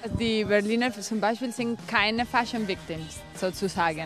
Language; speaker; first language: German; non-native, fluent; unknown